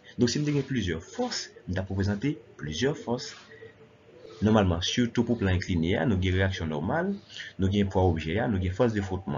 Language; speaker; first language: French; non-native, local second language; Haitian Creole